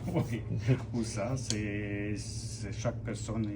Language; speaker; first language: French; non-native, fluent; Romanian